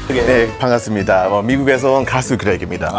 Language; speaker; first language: Korean; non-native, learner; English